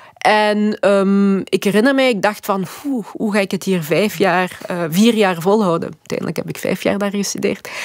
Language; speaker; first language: Dutch; early bilingual, other home language; Lingala